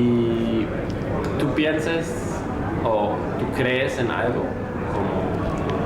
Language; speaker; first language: Spanish; non-native, fluent; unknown